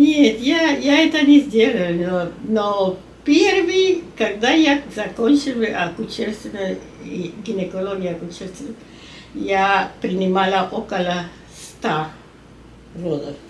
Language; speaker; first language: Russian; non-native, learner; Spanish